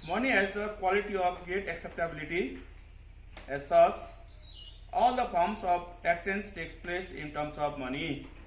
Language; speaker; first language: English; non-native, local second language; Nepali